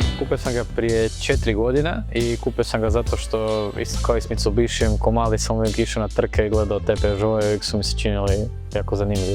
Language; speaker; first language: Croatian; native; Croatian